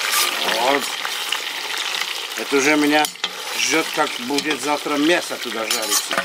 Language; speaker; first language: Russian; non-native, fluent; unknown